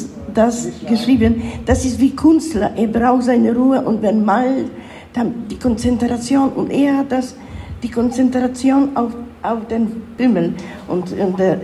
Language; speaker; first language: German; non-native, learner; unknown